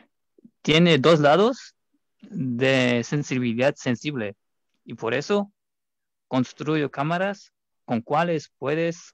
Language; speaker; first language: Spanish; non-native, fluent; German